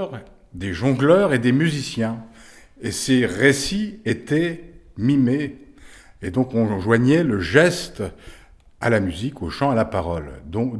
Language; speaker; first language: French; native; French